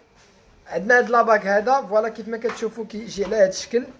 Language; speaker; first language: Arabic; native; Arabic